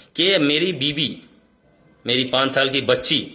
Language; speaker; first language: Hindi; non-native, local second language; Bangla